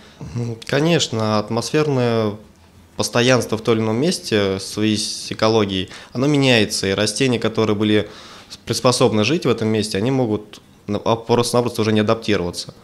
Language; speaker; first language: Russian; native; Russian